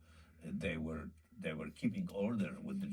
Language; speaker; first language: English; non-native, fluent; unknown